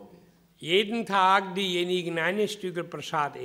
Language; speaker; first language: German; non-native, fluent; Hindi